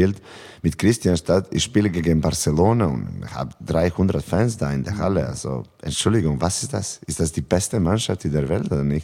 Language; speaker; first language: German; non-native, fluent; Serbian